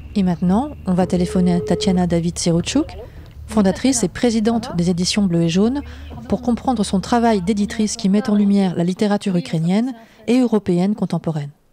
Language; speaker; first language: French; native; French